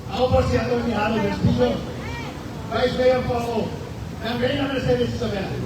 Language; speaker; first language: Filipino; non-native, local second language; Iloko